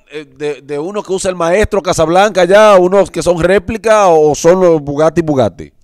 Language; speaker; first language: Spanish; native; Spanish